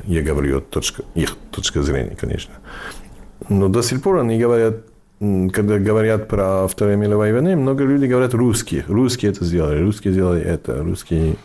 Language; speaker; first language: Russian; non-native, fluent; English